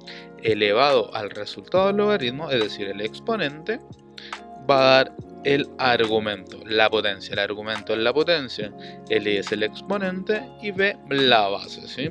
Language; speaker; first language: Spanish; native; Spanish